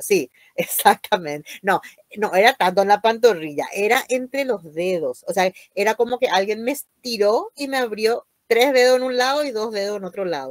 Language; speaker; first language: Spanish; native; Spanish